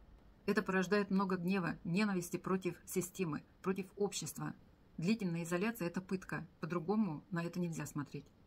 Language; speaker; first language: Russian; native; Russian